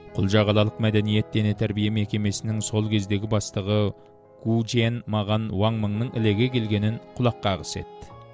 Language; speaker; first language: Kazakh; native; Kazakh